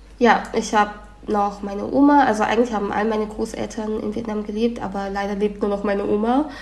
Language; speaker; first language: German; early bilingual, other home language; Vietnamese